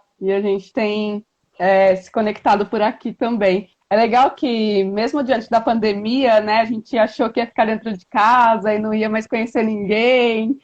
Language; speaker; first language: Portuguese; native; Portuguese